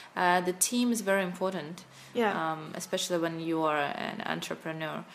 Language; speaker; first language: English; non-native, fluent; Russian